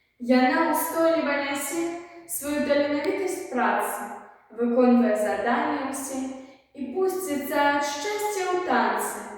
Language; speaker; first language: Belarusian; native; Belarusian